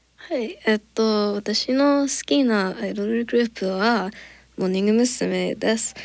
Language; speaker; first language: Japanese; non-native, learner; English